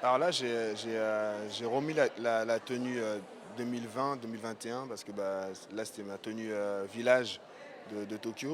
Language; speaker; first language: French; native; French